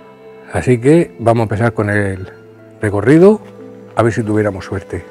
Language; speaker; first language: Spanish; native; Spanish